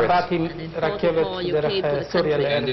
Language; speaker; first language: Hebrew; non-native, fluent; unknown